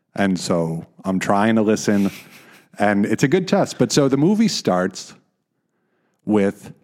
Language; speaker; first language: English; native; English